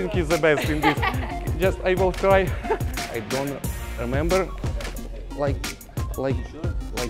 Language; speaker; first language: English; non-native, learner; Russian